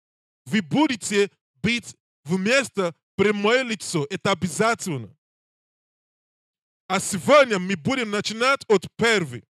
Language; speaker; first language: Russian; non-native, learner; English